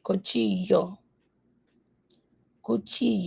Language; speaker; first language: Spanish; non-native, learner; English